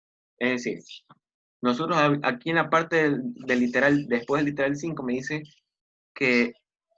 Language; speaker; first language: Spanish; native; Spanish